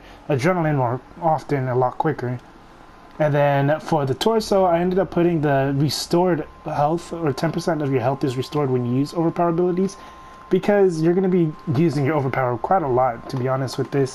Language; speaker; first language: English; native; English